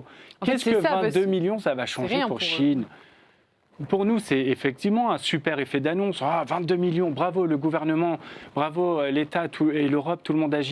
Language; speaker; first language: French; native; French